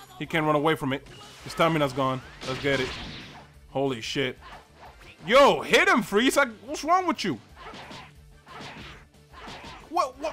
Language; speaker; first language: English; native; English